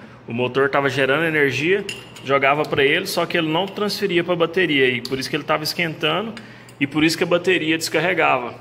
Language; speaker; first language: Portuguese; native; Portuguese